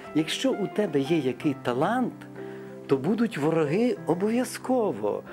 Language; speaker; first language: Ukrainian; non-native, local second language; Russian